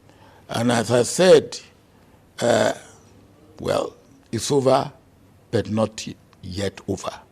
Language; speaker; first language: English; non-native, local second language; Yoruba